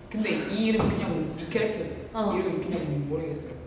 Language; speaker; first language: Korean; non-native, learner; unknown